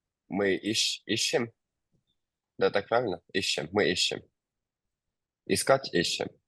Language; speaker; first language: Russian; non-native, fluent; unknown